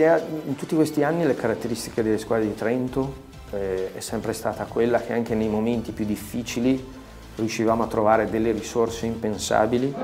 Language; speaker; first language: Italian; native; Italian